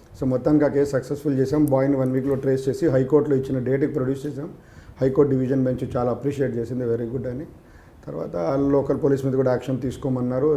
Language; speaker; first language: Telugu; native; Telugu